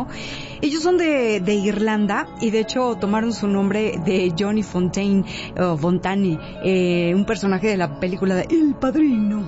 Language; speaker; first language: Spanish; native; Spanish